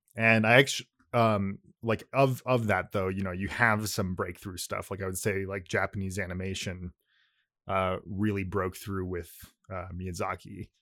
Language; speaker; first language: English; early bilingual, other home language; Japanese